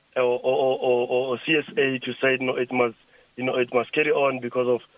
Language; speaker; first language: English; non-native, local second language; Tsonga